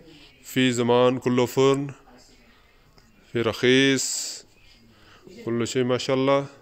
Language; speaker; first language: Arabic; non-native, learner; Urdu